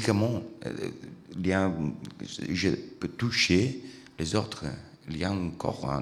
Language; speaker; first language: French; non-native, learner; Italian